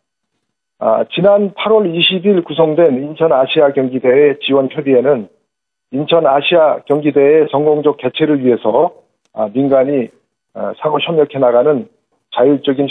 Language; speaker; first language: Korean; native; Korean